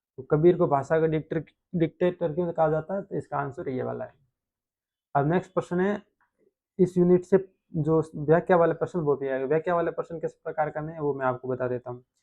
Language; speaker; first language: Hindi; native; Hindi